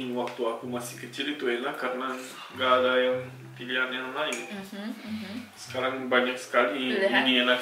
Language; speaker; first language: Indonesian; non-native, learner; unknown